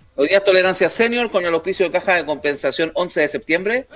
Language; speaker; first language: Spanish; native; Spanish